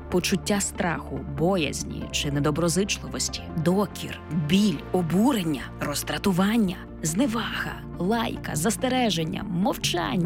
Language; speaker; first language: Ukrainian; native; Ukrainian